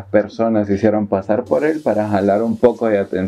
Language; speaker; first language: Spanish; native; Spanish